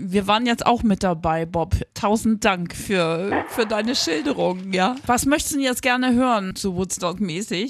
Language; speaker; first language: German; native; German